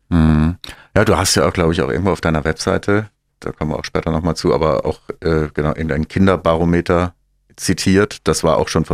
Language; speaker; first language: German; native; German